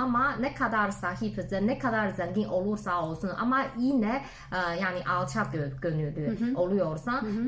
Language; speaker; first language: Turkish; non-native, learner; Chinese